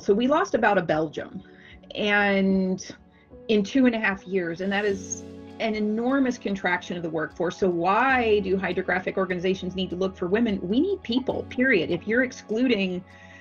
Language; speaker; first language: English; native; English